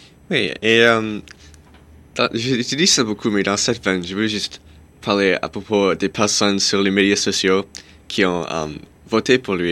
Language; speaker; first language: French; non-native, local second language; English